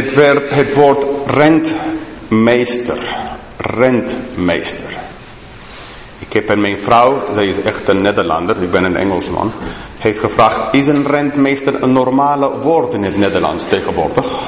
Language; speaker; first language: Dutch; non-native, fluent; English